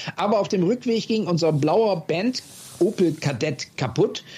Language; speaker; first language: German; native; German